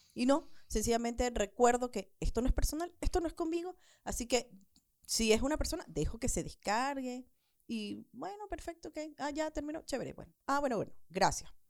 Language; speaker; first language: Spanish; native; Spanish